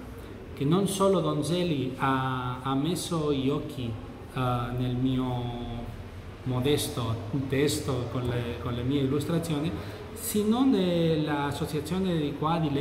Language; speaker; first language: Italian; non-native, fluent; Catalan